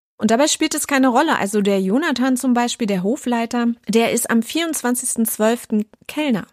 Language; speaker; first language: German; native; German